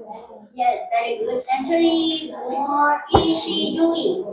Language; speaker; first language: English; non-native, fluent; Vietnamese